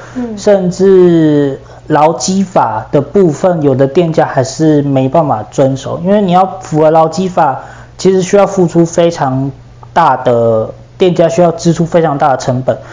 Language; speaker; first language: Chinese; native; Chinese